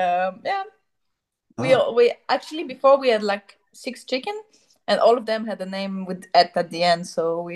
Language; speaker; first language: English; non-native, fluent; French